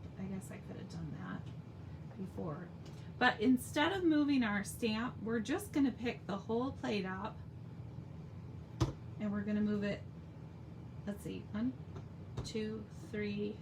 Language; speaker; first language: English; native; English